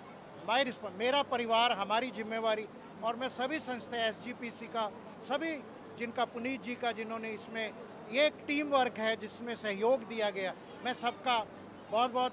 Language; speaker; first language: Hindi; native; Hindi